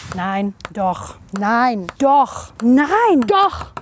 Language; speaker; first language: German; non-native, fluent; Bangla